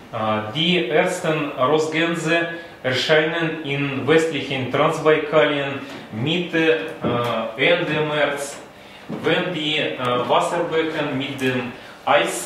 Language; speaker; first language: German; non-native, learner; Russian